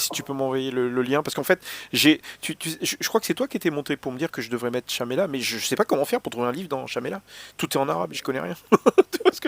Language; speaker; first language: French; native; French